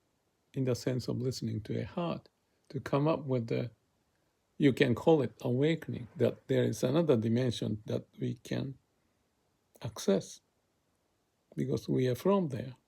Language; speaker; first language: English; non-native, fluent; Japanese